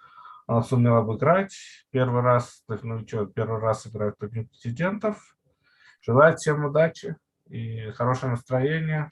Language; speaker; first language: Russian; native; Russian